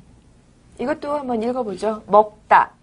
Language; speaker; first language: Korean; native; Korean